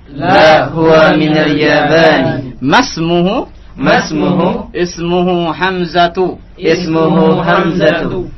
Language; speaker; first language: Arabic; non-native, fluent; Indonesian